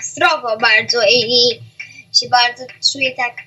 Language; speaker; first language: Polish; early bilingual, heritage; Polish